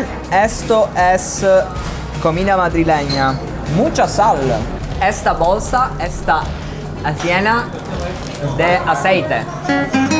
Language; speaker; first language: Spanish; non-native, learner; Italian